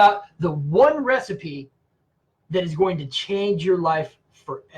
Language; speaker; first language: English; native; English